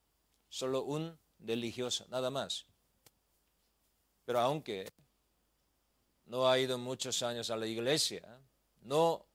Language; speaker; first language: Spanish; non-native, learner; Korean